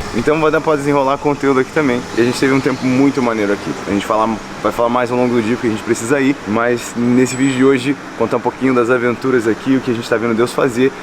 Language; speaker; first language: Portuguese; native; Portuguese